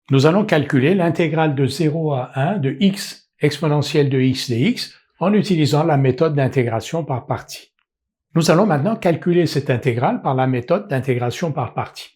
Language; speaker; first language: French; native; French